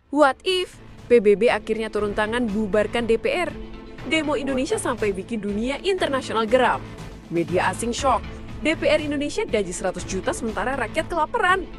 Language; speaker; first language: Indonesian; native; Indonesian